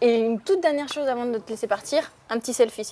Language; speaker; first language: French; native; French